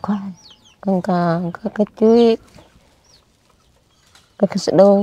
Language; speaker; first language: Vietnamese; non-native, local second language; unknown